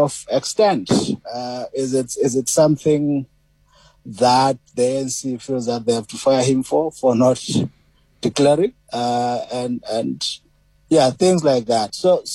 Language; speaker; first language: English; non-native, local second language; Xhosa